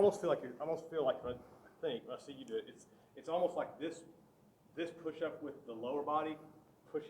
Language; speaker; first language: English; native; English